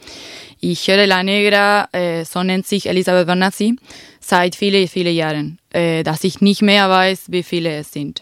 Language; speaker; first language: German; non-native, fluent; Spanish